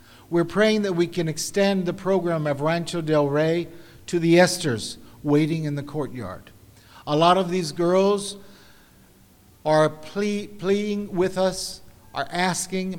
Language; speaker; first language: English; early bilingual, other home language; Spanish